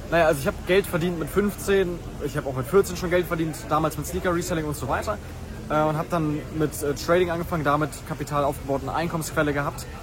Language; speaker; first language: German; native; German